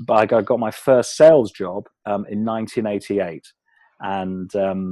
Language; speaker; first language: English; native; English